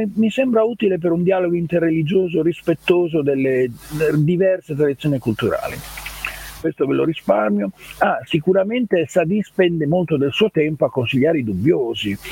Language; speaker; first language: Italian; native; Italian